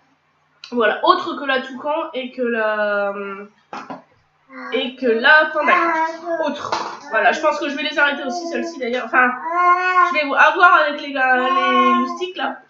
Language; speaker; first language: French; native; French